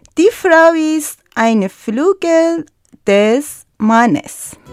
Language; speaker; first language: German; non-native, learner; Persian